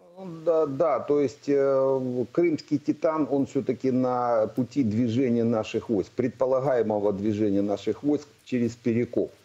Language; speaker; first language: Russian; native; Russian